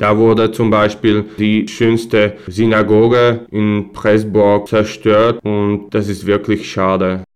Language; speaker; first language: German; non-native, fluent; Slovak